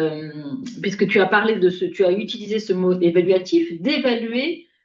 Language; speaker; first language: French; native; French